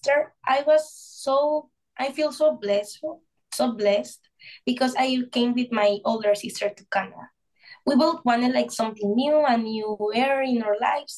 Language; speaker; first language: English; non-native, fluent; Spanish